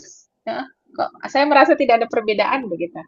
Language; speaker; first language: Indonesian; native; Indonesian